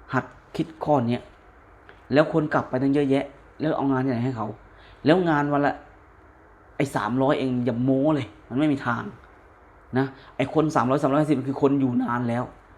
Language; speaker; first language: Thai; native; Thai